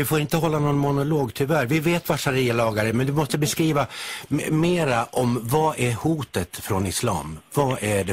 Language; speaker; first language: Swedish; native; Swedish